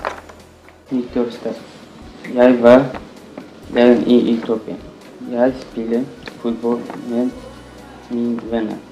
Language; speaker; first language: Danish; non-native, learner; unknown